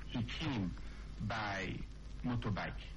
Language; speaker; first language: English; non-native, learner; Chinese